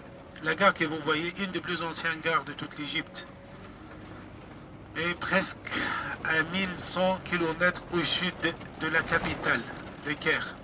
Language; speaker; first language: French; non-native, fluent; Arabic